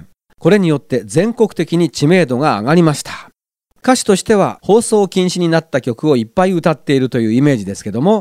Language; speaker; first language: Japanese; native; Japanese